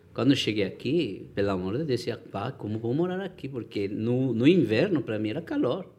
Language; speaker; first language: Portuguese; non-native, fluent; Spanish